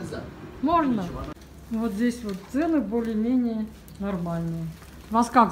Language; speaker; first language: Russian; native; Russian